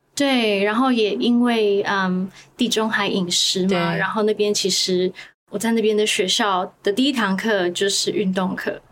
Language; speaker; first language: Chinese; early bilingual, other home language; Hebrew